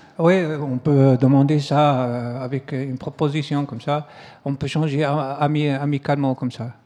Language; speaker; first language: French; non-native, learner; Arabic